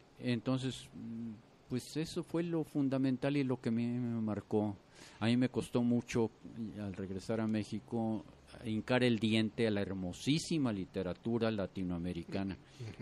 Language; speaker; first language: Spanish; native; Spanish